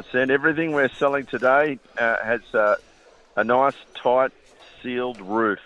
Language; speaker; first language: English; native; English